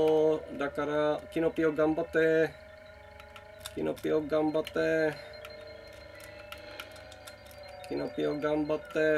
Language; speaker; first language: Japanese; non-native, learner; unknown